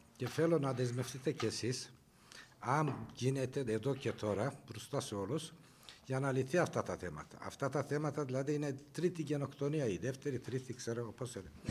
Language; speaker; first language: Greek; non-native, fluent; Russian